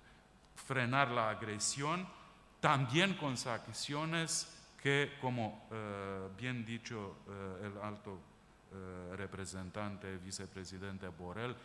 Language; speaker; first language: Spanish; non-native, fluent; Romanian